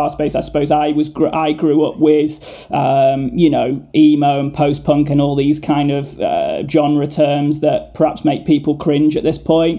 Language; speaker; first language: English; native; English